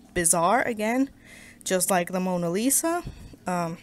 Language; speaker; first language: English; native; English